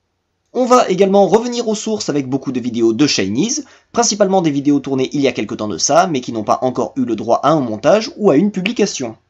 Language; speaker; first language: French; native; French